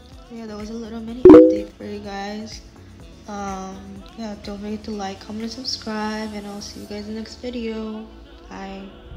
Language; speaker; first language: English; early bilingual, other home language; Japanese